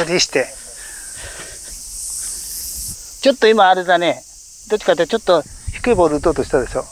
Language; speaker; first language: Japanese; native; Japanese